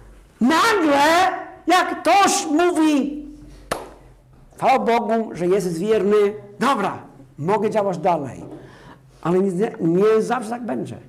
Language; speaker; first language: Polish; non-native, fluent; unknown